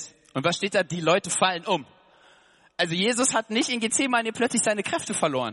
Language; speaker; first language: German; native; German